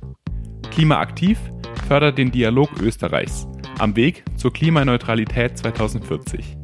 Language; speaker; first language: German; native; German